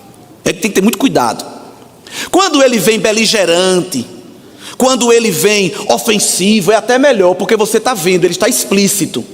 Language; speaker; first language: Portuguese; native; Portuguese